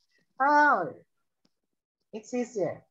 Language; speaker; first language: English; non-native, learner; Portuguese